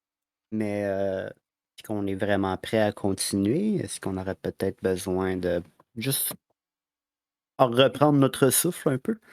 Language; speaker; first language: French; native; French